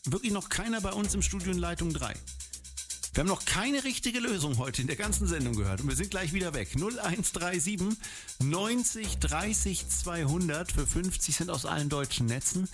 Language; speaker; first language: German; native; German